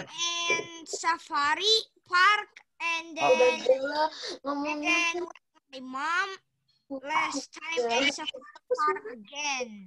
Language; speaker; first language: English; non-native, learner; Indonesian